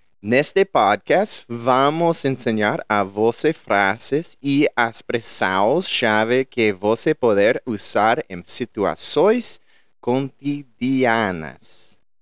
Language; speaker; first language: Portuguese; non-native, learner; English